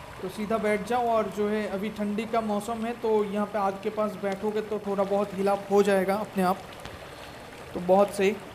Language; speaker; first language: Hindi; native; Hindi